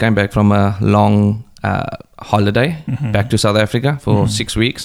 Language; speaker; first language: English; native; English